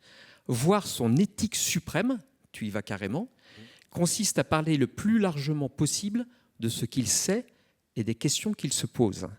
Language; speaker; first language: French; native; French